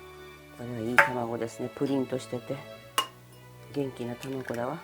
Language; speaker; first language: Japanese; early bilingual, other home language; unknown